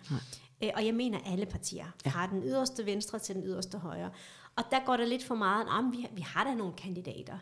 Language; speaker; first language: Danish; early bilingual, other home language; Kurdish